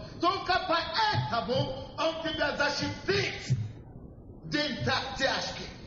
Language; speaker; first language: Russian; non-native, fluent; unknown